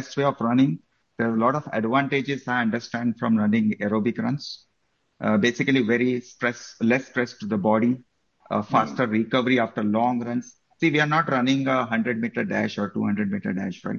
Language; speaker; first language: English; non-native, local second language; Marathi